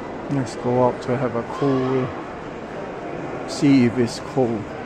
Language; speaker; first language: English; non-native, local second language; Chinese